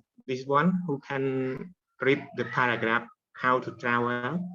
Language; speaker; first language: English; non-native, learner; Khmer